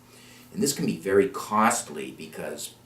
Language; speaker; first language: English; native; English